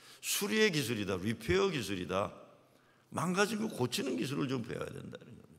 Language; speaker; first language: Korean; native; Korean